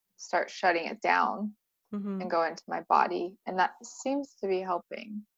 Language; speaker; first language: English; native; English